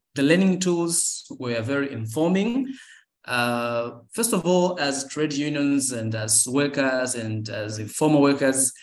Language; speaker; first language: English; non-native, local second language; Swahili